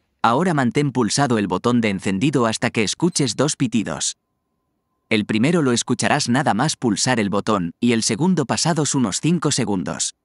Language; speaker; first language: Spanish; native; Spanish